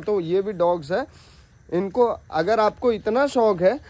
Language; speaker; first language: Hindi; non-native, local second language; Odia